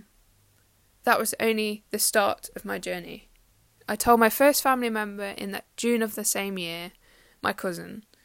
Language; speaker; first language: English; native; English